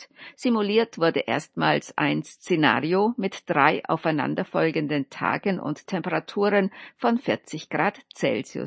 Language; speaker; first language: German; native; German